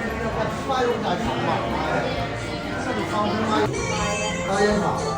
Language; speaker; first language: Chinese; native; Chinese